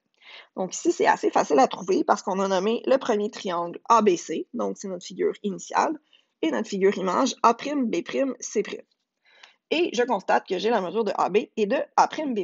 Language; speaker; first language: French; native; French